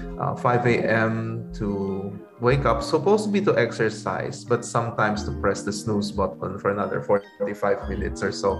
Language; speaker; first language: English; non-native, local second language; Pampanga